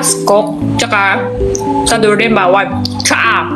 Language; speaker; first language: Filipino; non-native, learner; Chinese